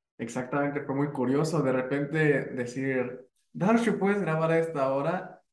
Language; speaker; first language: Spanish; native; Spanish